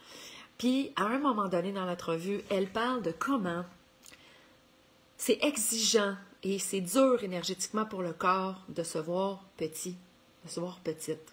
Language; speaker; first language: French; native; French